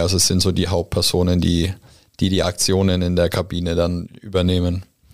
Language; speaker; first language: German; native; German